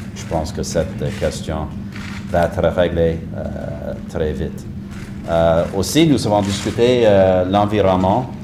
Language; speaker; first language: French; non-native, fluent; English